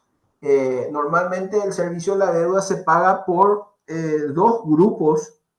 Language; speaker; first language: Spanish; native; Spanish